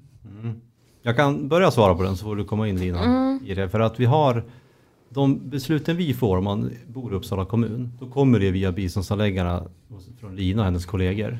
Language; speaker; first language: Swedish; native; Swedish